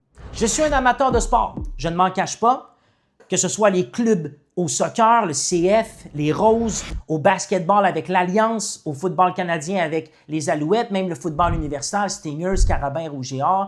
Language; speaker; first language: French; native; French